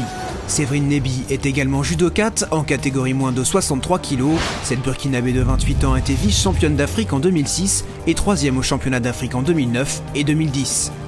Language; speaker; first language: French; native; French